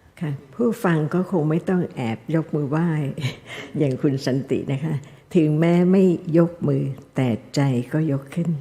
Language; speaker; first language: Thai; native; Thai